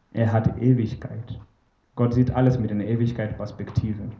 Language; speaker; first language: German; non-native, fluent; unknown